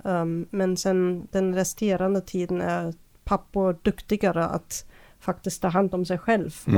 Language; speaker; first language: Swedish; non-native, fluent; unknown